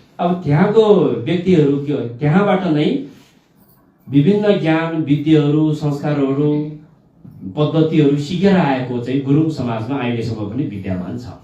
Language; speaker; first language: Nepali; non-native, local second language; Gurung